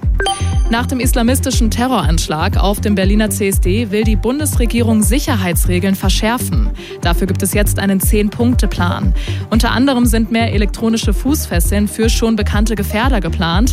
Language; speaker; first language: German; native; German